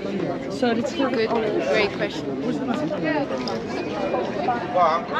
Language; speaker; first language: English; non-native, learner; Portuguese